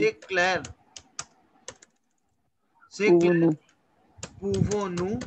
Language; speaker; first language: French; non-native, learner; Hindi